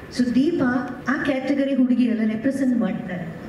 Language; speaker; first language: Kannada; non-native, learner; Malayalam